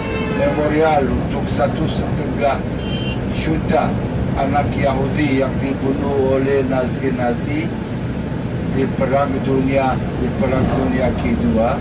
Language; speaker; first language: Indonesian; non-native, learner; Hebrew